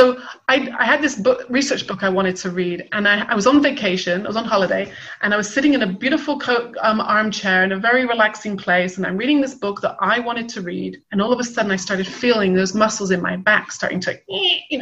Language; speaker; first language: English; native; English